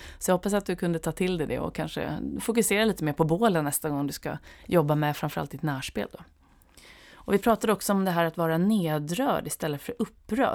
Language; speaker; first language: Swedish; native; Swedish